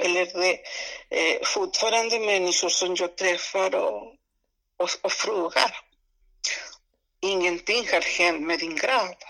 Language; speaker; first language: Swedish; non-native, fluent; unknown